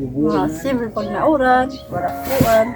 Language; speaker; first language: Filipino; non-native, local second language; Cebuano